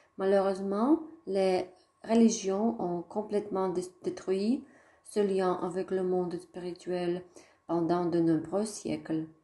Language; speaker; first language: French; non-native, fluent; Russian